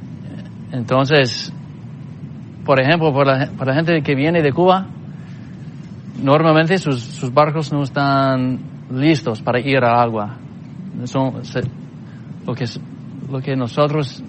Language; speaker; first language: Spanish; non-native, fluent; English